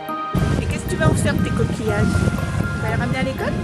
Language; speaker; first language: French; native; French